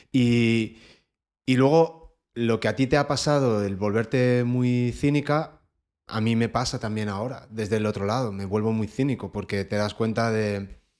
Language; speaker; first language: Spanish; native; Spanish